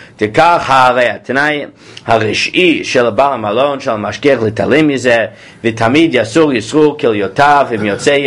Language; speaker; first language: Hebrew; non-native, fluent; English